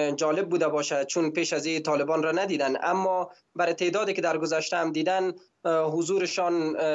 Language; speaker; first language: Persian; native; Persian